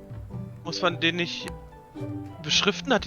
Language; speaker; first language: German; native; German